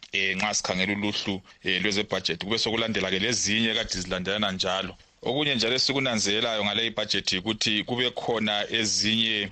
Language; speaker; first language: Zulu; native; Zulu